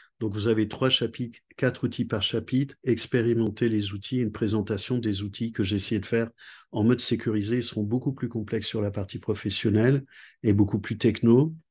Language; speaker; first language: French; native; French